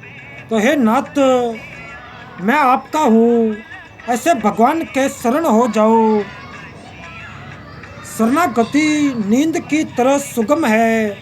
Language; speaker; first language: Hindi; native; Hindi